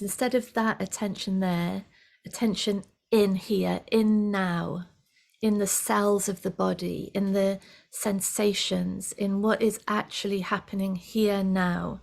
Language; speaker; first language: English; native; English